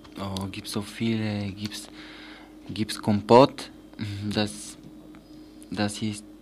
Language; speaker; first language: German; non-native, learner; Bulgarian